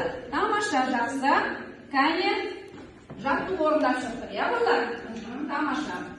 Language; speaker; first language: Kazakh; native; Kazakh